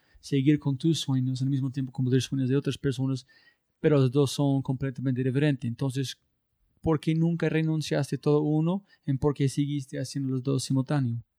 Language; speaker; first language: Spanish; non-native, learner; English